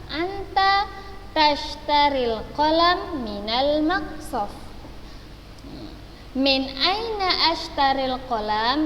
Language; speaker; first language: Arabic; non-native, fluent; Indonesian